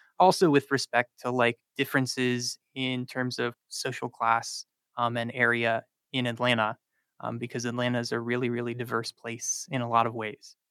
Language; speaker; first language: English; native; English